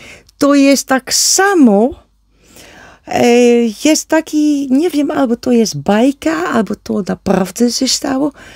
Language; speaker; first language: Polish; non-native, learner; Dutch